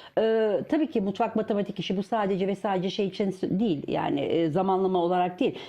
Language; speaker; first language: Turkish; native; Turkish